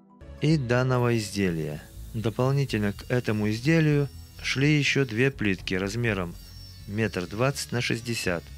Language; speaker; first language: Russian; native; Russian